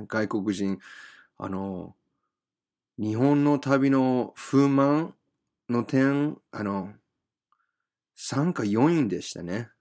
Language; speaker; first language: Japanese; non-native, fluent; English